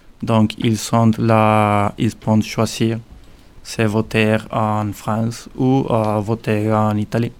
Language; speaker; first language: French; non-native, learner; Spanish